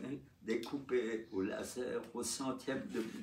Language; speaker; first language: French; native; French